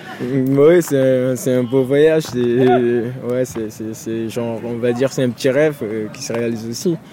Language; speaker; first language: French; non-native, local second language; Wolof